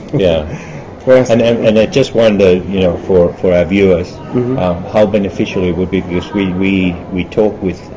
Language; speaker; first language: English; early bilingual, other home language; German